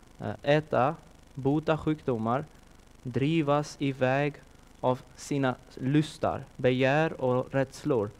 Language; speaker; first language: Swedish; non-native, fluent; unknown